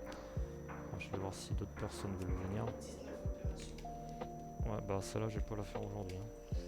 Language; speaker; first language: French; native; French